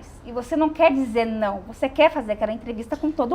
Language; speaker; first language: Portuguese; native; Portuguese